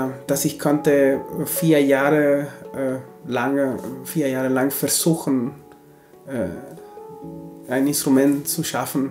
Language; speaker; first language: German; non-native, fluent; Spanish